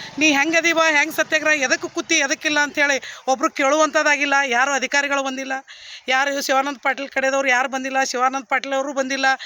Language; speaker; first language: Kannada; native; Kannada